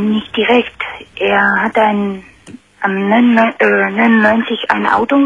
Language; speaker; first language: German; non-native, fluent; Romanian